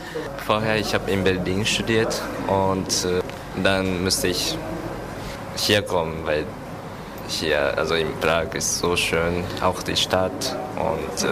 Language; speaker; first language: German; non-native, learner; Japanese